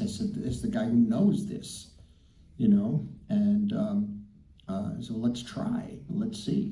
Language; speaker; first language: English; native; English